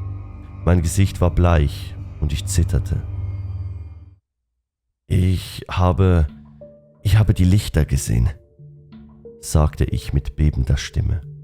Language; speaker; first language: German; native; German